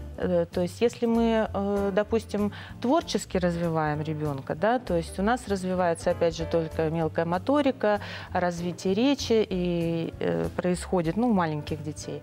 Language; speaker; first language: Russian; native; Russian